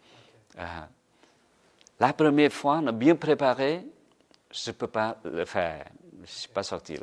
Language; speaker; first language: French; non-native, fluent; Vietnamese